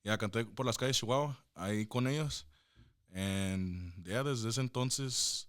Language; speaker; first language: Spanish; early bilingual, heritage; Spanish